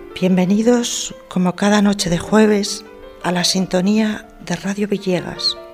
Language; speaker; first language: Spanish; native; Spanish